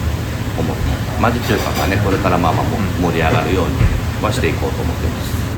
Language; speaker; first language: Japanese; native; Japanese